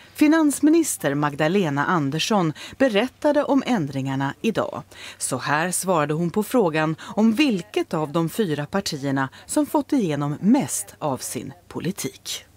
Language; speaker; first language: Swedish; native; Swedish